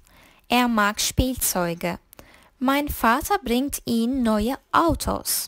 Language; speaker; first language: German; non-native, fluent; Turkish